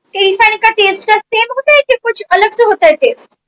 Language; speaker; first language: Hindi; non-native, local second language; Bangla